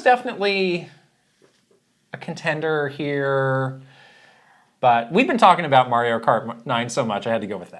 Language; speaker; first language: English; native; English